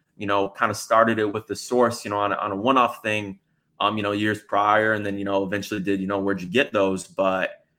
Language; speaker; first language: English; native; English